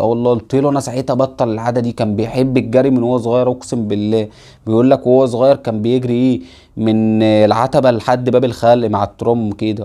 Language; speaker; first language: Arabic; native; Arabic